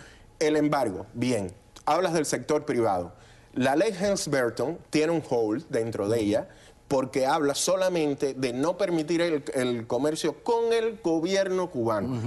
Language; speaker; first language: Spanish; native; Spanish